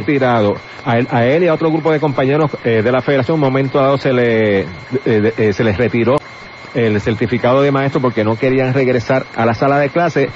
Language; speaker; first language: Spanish; native; Spanish